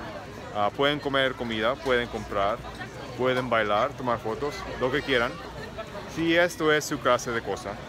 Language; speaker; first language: Spanish; early bilingual, heritage; Spanish